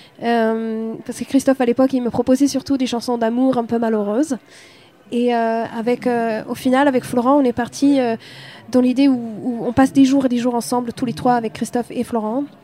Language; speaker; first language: French; non-native, fluent; Swedish